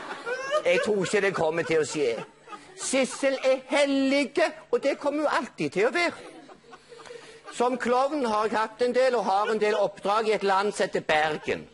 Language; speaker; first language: Norwegian; native; Norwegian